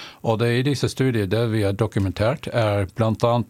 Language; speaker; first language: Norwegian; non-native, fluent; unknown